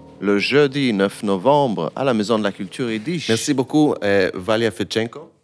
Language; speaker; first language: French; native; French